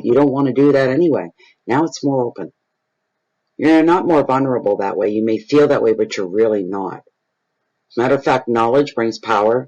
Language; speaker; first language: English; native; English